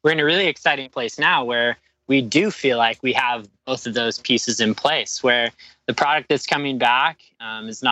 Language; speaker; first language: English; native; English